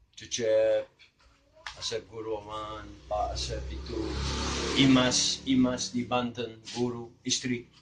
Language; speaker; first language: Sundanese; non-native, learner; Dutch